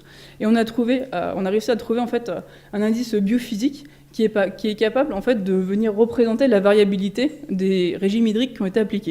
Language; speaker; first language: French; native; French